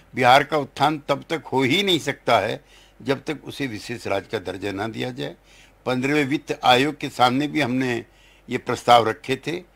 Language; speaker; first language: Hindi; native; Hindi